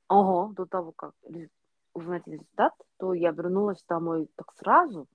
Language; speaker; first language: Russian; non-native, learner; Korean